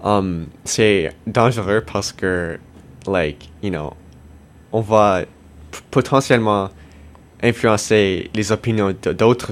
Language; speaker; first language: French; non-native, local second language; English